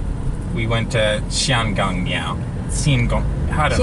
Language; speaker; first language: English; native; English